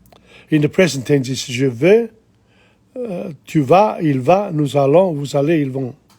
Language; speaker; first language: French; non-native, fluent; English